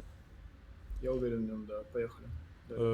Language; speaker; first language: Russian; native; Russian